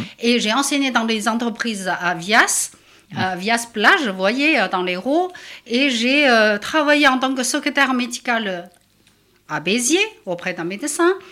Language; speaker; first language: French; non-native, fluent; Chinese